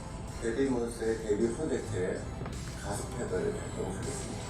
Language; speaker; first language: Korean; native; Korean